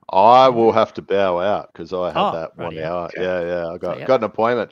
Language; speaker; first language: English; native; English